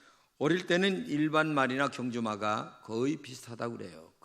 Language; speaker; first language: Korean; native; Korean